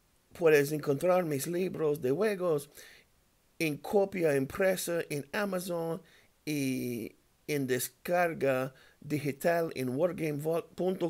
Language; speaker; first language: Spanish; non-native, learner; English